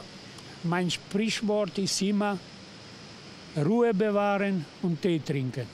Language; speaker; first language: German; non-native, fluent; Serbian